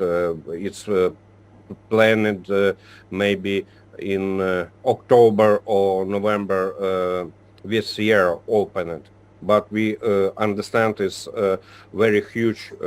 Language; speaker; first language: English; non-native, learner; Ukrainian